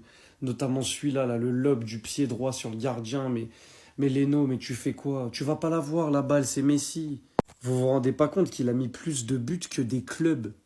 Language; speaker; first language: French; native; French